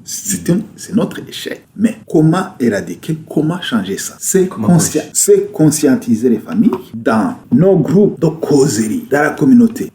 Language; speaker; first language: French; non-native, local second language; Rundi